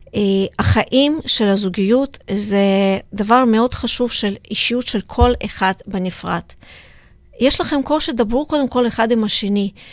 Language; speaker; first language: Hebrew; non-native, fluent; Russian